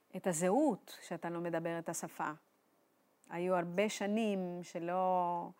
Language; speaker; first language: Hebrew; non-native, fluent; Spanish